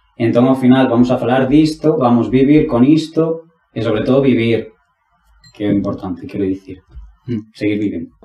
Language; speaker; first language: Galician; non-native, local second language; Spanish